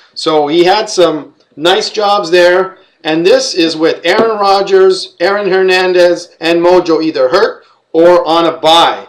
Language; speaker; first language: English; native; English